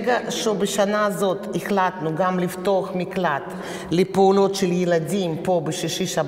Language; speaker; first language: Hebrew; non-native, fluent; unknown